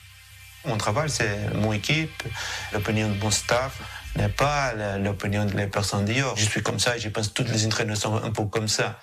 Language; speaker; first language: French; non-native, fluent; Portuguese